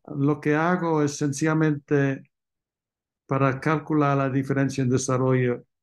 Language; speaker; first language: Spanish; non-native, fluent; English